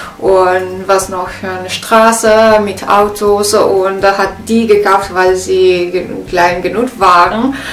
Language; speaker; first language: German; non-native, learner; Italian